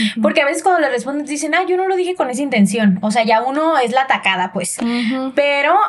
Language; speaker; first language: Spanish; native; Spanish